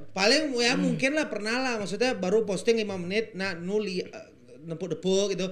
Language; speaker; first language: Indonesian; non-native, fluent; Spanish